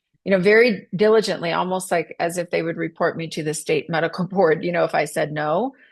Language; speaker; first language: English; native; English